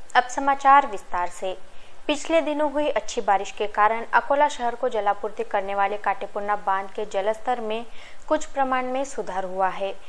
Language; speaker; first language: Hindi; non-native, local second language; Marathi